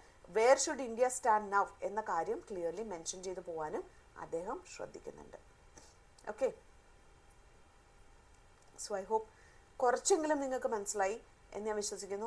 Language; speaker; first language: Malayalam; native; Malayalam